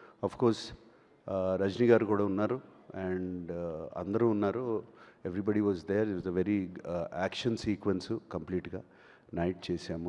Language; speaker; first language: Telugu; native; Telugu